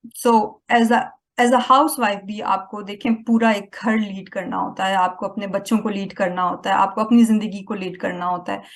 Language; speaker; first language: Urdu; native; Urdu